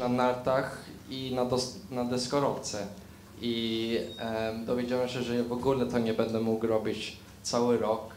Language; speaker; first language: Polish; early bilingual, heritage; Polish